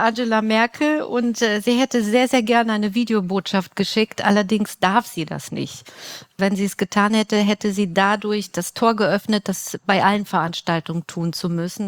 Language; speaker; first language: German; native; German